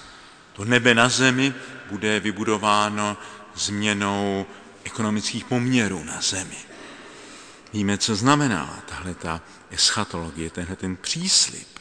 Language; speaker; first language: Czech; native; Czech